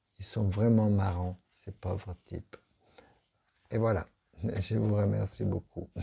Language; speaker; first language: French; non-native, fluent; Italian